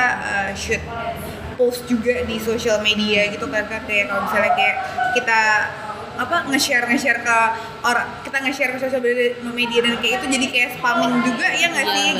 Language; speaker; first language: Indonesian; native; Indonesian